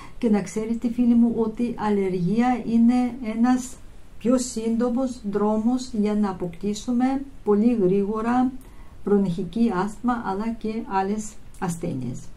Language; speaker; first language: Greek; non-native, fluent; Russian